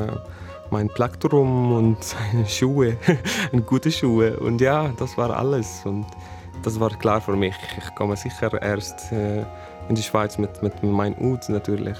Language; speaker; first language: German; non-native, fluent; Arabic